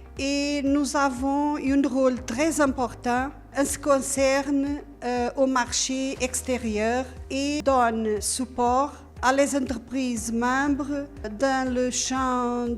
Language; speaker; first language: French; non-native, learner; Portuguese